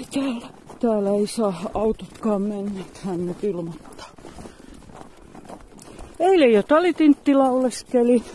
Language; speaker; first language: Finnish; native; Finnish